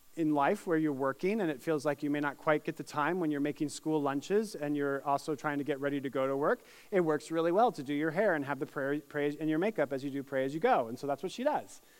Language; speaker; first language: English; native; English